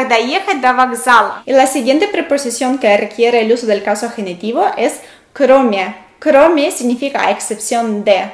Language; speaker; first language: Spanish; non-native, fluent; Russian